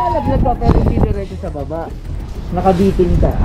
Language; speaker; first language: Filipino; non-native, learner; Punjabi